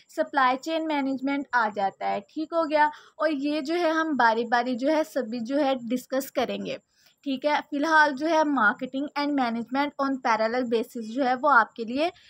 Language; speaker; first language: Urdu; native; Urdu